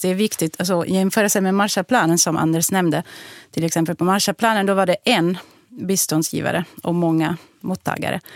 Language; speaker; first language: Swedish; non-native, fluent; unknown